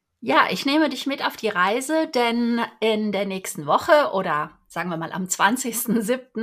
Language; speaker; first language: German; native; German